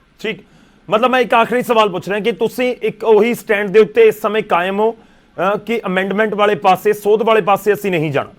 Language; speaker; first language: Punjabi; non-native, local second language; Hindi